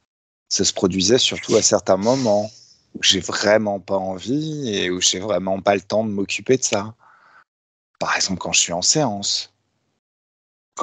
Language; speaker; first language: French; native; French